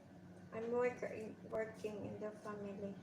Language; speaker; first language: English; non-native, learner; Bikol